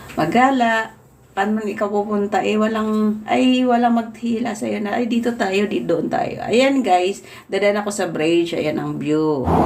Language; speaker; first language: Filipino; native; Filipino